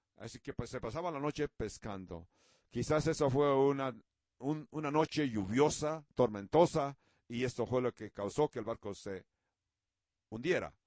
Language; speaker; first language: Spanish; non-native, learner; Dutch